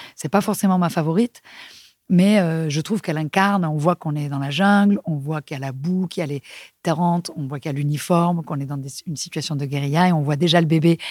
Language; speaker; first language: French; non-native, fluent; Spanish